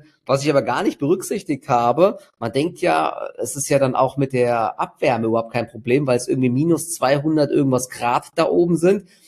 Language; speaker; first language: German; native; German